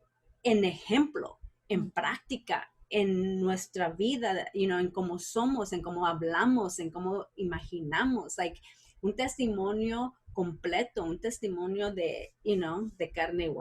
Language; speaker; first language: Spanish; early bilingual, heritage; Spanish